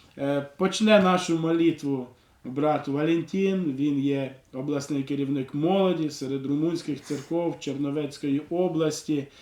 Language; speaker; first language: Ukrainian; non-native, local second language; Russian